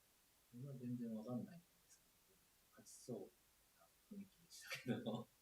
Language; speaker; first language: Japanese; native; Japanese